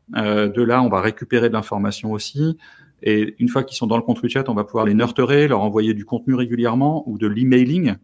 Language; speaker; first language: French; native; French